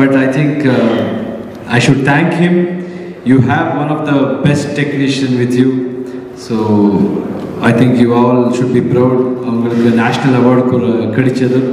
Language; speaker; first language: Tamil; non-native, learner; Kannada